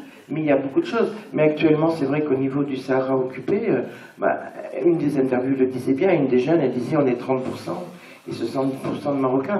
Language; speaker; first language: French; native; French